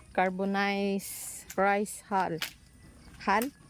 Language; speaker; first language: Filipino; non-native, local second language; Cebuano